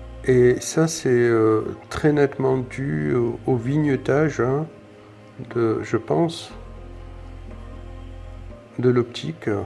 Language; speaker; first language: French; native; French